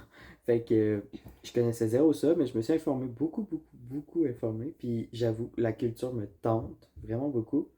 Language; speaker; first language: French; native; French